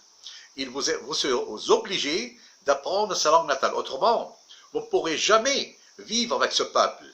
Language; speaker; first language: French; non-native, local second language; Arabic